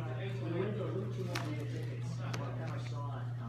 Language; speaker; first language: English; native; English